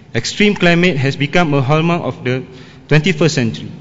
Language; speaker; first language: English; non-native, local second language; Malay